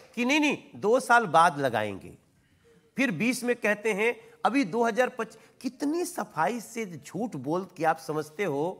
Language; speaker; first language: Hindi; native; Hindi